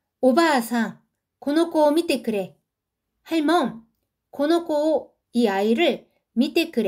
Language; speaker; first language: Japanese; non-native, fluent; Korean